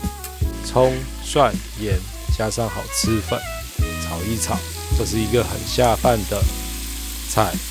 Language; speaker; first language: Chinese; native; Chinese